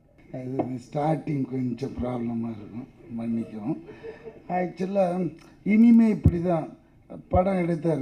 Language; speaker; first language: Tamil; native; Tamil